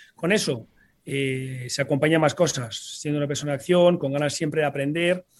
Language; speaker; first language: Spanish; early bilingual, heritage; Spanish